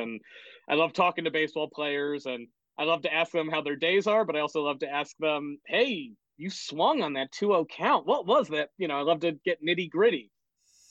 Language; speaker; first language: English; native; English